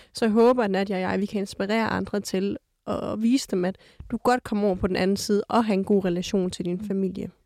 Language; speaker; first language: Danish; early bilingual, other home language; Kurdish